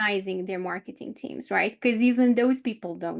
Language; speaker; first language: English; non-native, fluent; Romanian